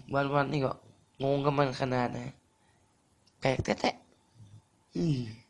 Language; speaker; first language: Thai; native; Thai